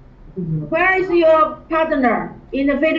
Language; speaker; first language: English; non-native, learner; Chinese